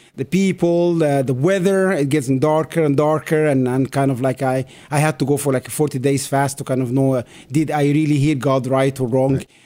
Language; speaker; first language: English; non-native, fluent; Arabic